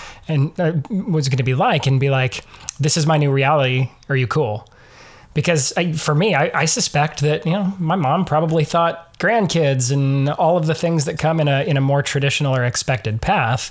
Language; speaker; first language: English; native; English